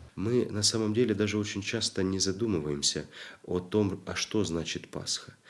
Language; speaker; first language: Russian; native; Russian